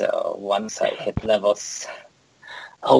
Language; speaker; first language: English; non-native, local second language; Filipino